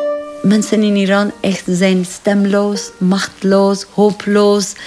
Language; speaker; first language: Dutch; non-native, fluent; Persian